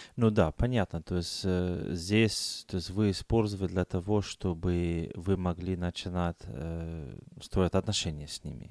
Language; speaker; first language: Russian; non-native, fluent; English